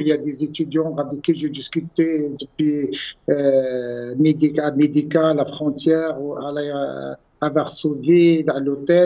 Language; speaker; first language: French; non-native, local second language; Arabic